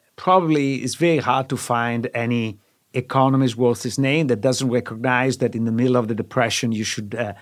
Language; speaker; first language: English; non-native, fluent; Italian